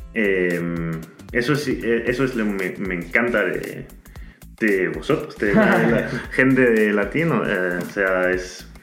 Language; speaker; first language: Spanish; non-native, fluent; Danish